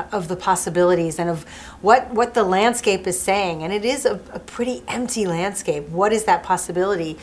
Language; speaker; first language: English; early bilingual, other home language; French